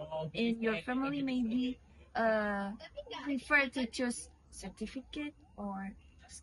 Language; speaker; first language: English; non-native, learner; Indonesian